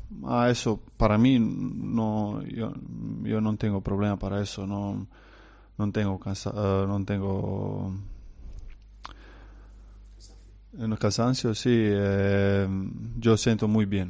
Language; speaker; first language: Spanish; non-native, learner; Croatian